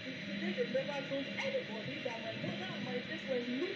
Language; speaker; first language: English; non-native, local second language; Yoruba